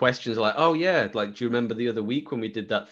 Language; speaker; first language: English; native; English